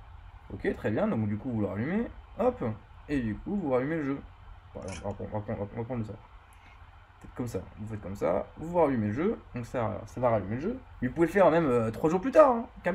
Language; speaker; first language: French; native; French